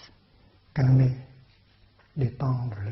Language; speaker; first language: French; non-native, fluent; Vietnamese